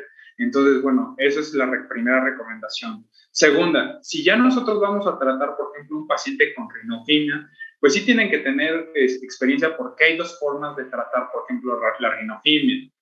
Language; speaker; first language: Spanish; native; Spanish